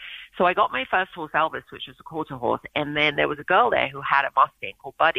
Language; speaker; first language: English; native; English